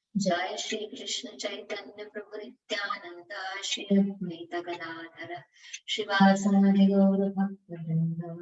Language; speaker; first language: Hindi; non-native, local second language; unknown